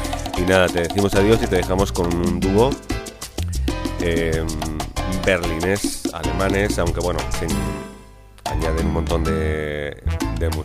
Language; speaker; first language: Spanish; native; Spanish